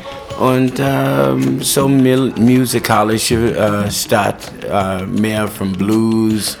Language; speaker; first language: German; non-native, learner; English